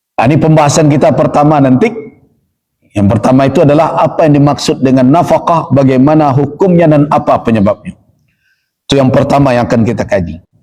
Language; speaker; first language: Malay; non-native, local second language; Minangkabau